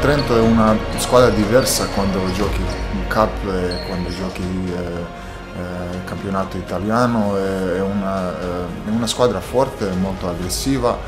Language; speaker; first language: Italian; non-native, fluent; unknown